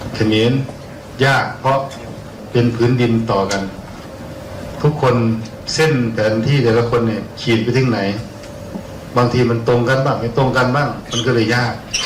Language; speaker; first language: Thai; native; Thai